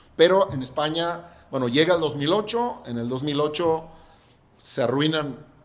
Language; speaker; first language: Spanish; non-native, local second language; Catalan